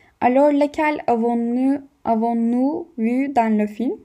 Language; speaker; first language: French; non-native, learner; Turkish